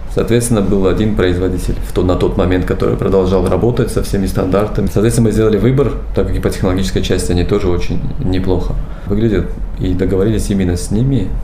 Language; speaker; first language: Russian; non-native, local second language; Tajik